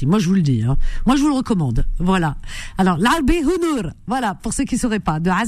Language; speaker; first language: French; native; French